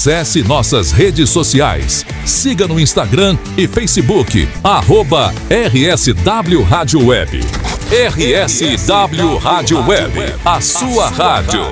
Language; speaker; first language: Portuguese; native; Portuguese